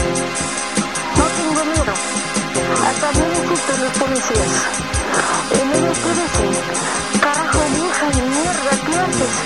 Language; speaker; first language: Spanish; non-native, local second language; Quechua